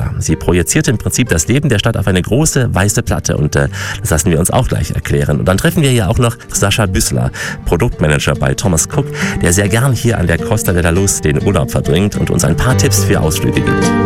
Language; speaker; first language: German; native; German